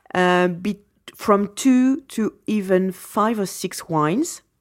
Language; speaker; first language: English; non-native, fluent; French